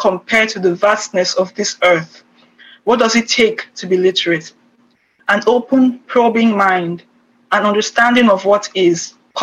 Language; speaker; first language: English; non-native, local second language; Igbo